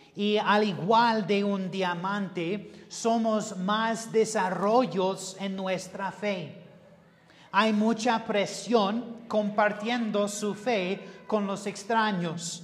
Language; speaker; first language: Spanish; non-native, learner; English